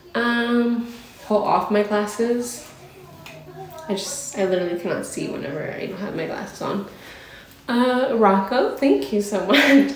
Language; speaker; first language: English; native; English